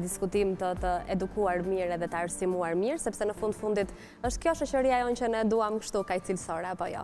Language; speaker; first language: Albanian; native; Albanian